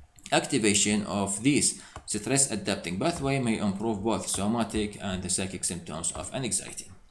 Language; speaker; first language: English; non-native, fluent; Arabic